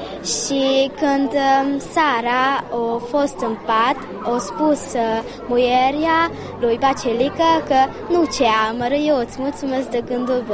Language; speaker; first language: Romanian; non-native, local second language; Hungarian